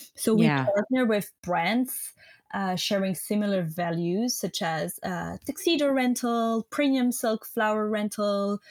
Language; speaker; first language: English; non-native, fluent; French